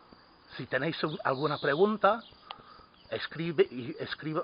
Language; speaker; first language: Spanish; non-native, fluent; English